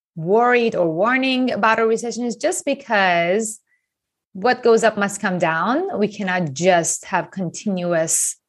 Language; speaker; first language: English; non-native, fluent; Persian